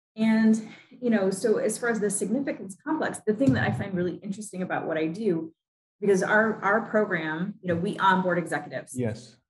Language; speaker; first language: English; native; English